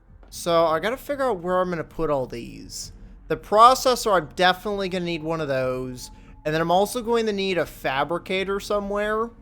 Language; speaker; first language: English; native; English